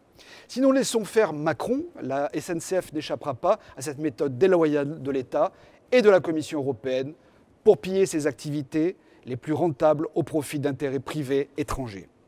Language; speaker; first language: French; native; French